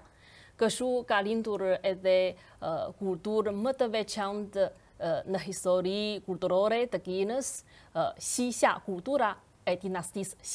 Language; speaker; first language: Albanian; non-native, fluent; Chinese